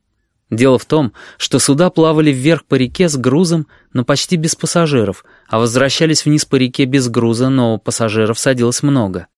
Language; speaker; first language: Russian; native; Russian